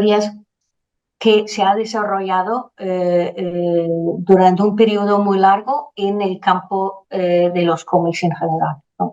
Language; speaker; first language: Spanish; non-native, fluent; Danish